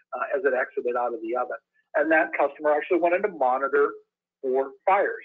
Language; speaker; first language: English; native; English